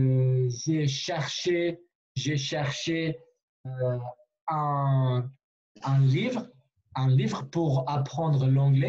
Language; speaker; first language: French; non-native, fluent; Kurdish